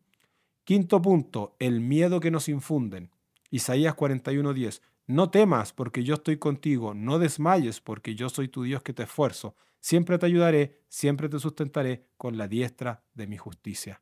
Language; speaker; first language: Spanish; native; Spanish